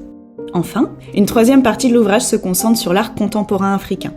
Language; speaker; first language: French; native; French